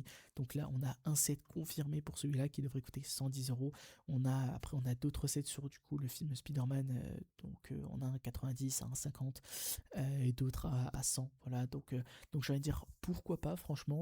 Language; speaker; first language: French; native; French